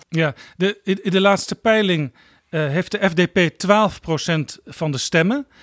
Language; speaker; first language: Dutch; native; Dutch